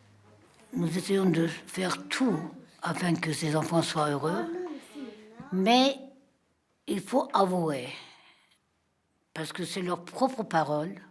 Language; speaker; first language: French; non-native, fluent; Armenian